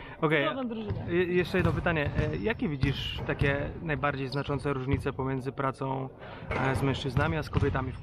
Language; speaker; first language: Polish; native; Polish